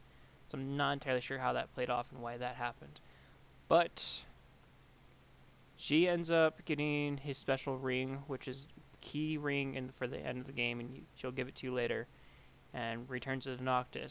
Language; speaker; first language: English; native; English